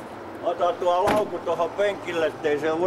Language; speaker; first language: Finnish; native; Finnish